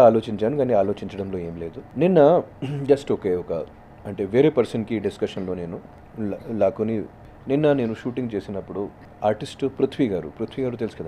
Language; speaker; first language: Telugu; non-native, local second language; Hindi